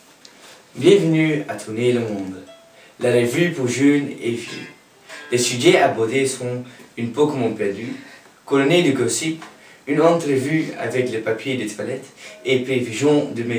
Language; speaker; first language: French; non-native, learner; English